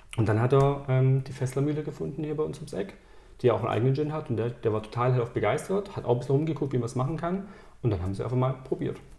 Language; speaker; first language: German; early bilingual, other home language; Italian